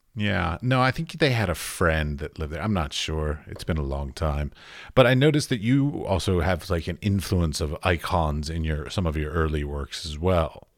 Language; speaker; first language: English; native; English